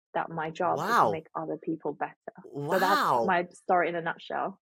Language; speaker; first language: English; non-native, fluent; Chinese